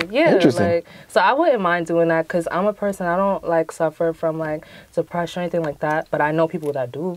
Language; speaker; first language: English; native; English